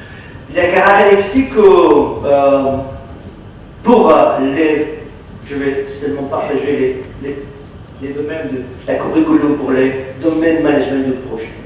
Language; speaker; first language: French; non-native, fluent; Catalan